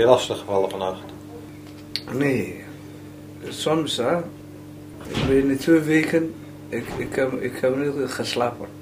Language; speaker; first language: Dutch; non-native, learner; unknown